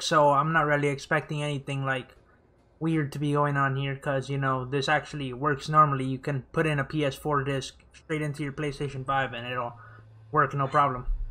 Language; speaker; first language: English; early bilingual, other home language; Spanish